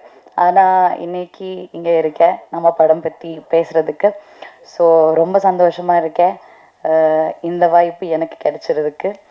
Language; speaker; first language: Tamil; non-native, learner; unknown